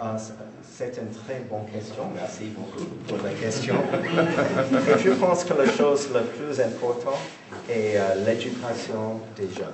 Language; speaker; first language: French; non-native, fluent; English